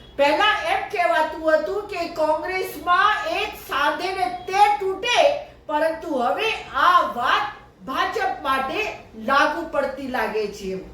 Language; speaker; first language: Gujarati; native; Gujarati